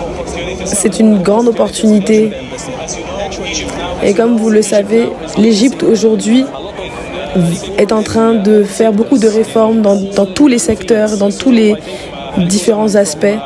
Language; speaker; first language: French; non-native, fluent; Arabic